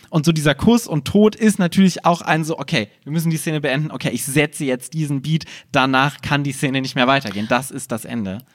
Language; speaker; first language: German; native; German